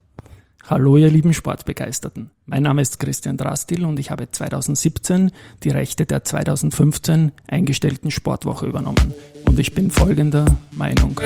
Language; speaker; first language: German; native; German